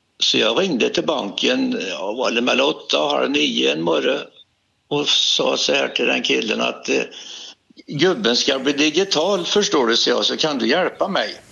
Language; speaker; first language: Swedish; native; Swedish